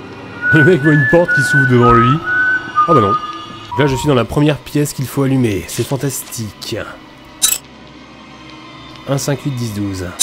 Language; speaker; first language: French; native; French